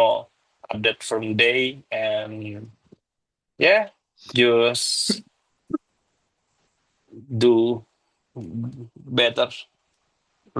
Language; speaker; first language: English; non-native, learner; Indonesian